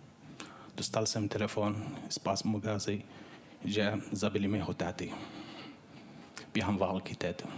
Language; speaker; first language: Czech; non-native, fluent; Arabic